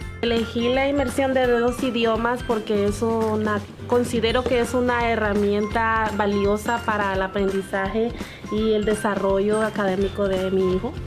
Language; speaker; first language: Spanish; early bilingual, heritage; Spanish